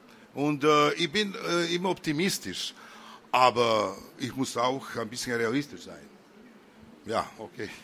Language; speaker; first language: German; non-native, learner; Serbian